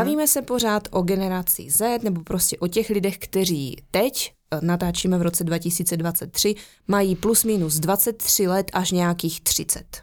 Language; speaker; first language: Czech; native; Czech